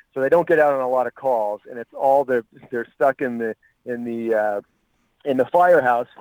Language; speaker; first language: English; native; English